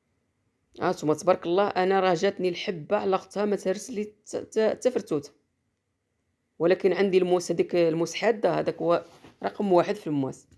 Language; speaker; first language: Arabic; native; Arabic